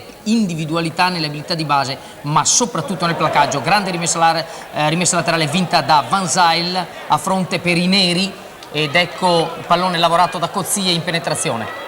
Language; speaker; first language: Italian; native; Italian